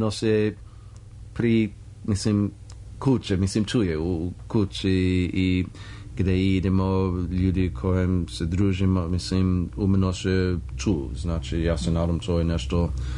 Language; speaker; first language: Serbian; non-native, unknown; English